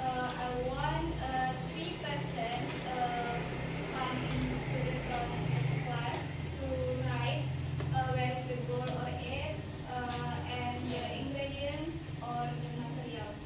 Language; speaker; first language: English; non-native, learner; Indonesian